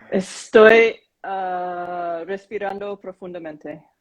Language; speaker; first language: Spanish; non-native, fluent; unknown